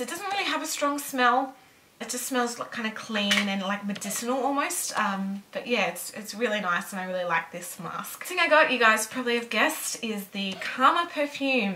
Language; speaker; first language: English; native; English